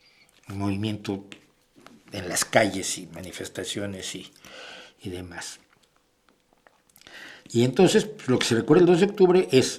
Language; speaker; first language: Spanish; native; Spanish